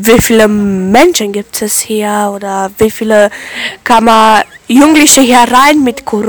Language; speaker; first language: German; non-native, local second language; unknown